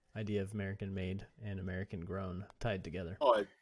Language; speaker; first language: English; native; English